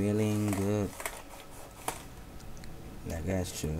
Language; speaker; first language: Spanish; native; Spanish